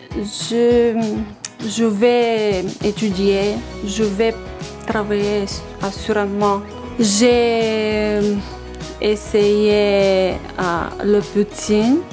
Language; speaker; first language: French; non-native, learner; Bulgarian